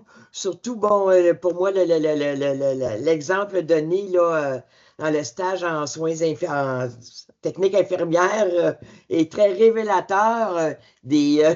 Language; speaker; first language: French; native; French